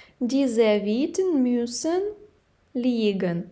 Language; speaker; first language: German; non-native, fluent; Ukrainian